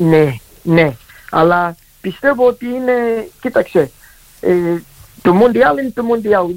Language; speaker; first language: Greek; early bilingual, heritage; Greek